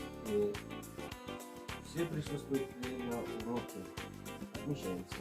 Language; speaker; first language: Russian; non-native, local second language; Bashkir